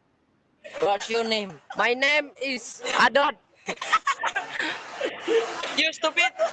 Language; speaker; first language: English; non-native, learner; Indonesian